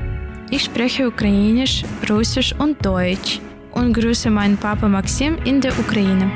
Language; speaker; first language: German; non-native, learner; Ukrainian